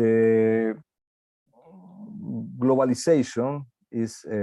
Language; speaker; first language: English; non-native, learner; Spanish